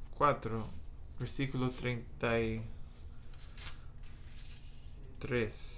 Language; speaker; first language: Spanish; non-native, fluent; English